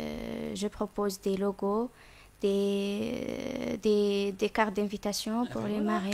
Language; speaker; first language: French; non-native, fluent; Arabic